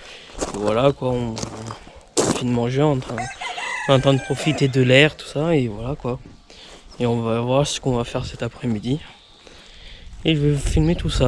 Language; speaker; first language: French; native; French